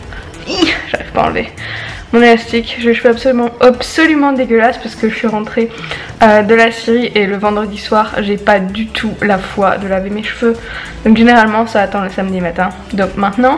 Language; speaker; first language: French; native; French